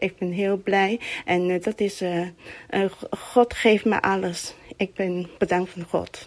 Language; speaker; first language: Dutch; non-native, learner; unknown